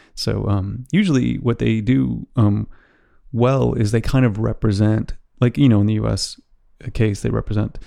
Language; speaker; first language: English; native; English